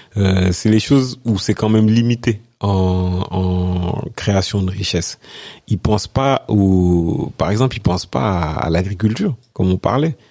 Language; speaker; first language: French; early bilingual, other home language; Wolof